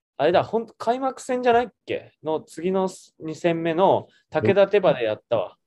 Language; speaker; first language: Japanese; native; Japanese